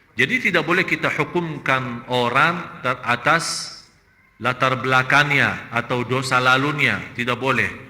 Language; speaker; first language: Malay; non-native, fluent; Arabic